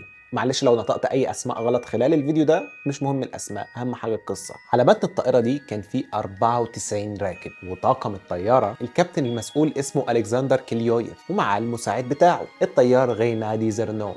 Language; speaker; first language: Arabic; native; Arabic